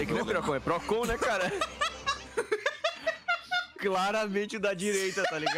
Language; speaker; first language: Portuguese; native; Portuguese